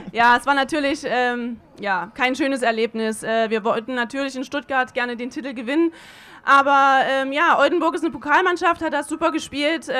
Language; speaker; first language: German; native; German